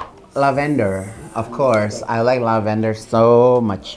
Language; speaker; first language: English; non-native, learner; Indonesian